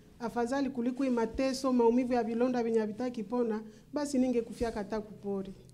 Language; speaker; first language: Swahili; native; Swahili